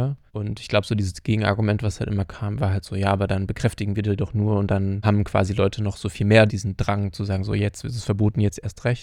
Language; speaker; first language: German; native; German